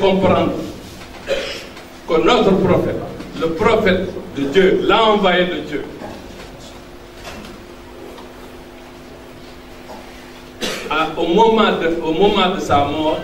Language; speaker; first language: French; non-native, local second language; Fula